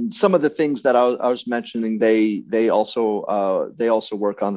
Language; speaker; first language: English; native; English